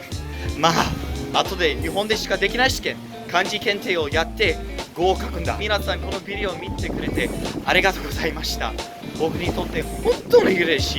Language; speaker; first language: Japanese; non-native, learner; English